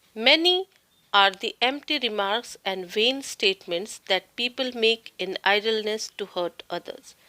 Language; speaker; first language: English; non-native, local second language; Marathi